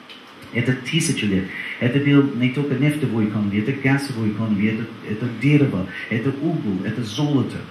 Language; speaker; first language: Russian; non-native, learner; English